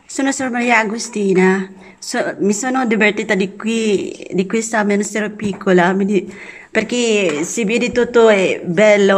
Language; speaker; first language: Italian; non-native, learner; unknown